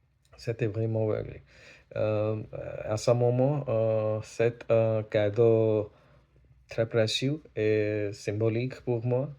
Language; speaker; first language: French; non-native, learner; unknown